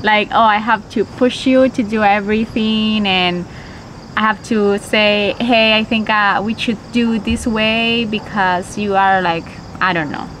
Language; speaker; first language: English; non-native, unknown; Spanish